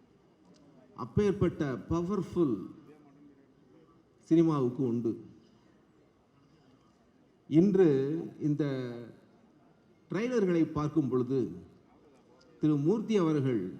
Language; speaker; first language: Tamil; native; Tamil